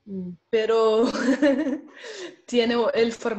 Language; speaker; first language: Spanish; non-native, fluent; Portuguese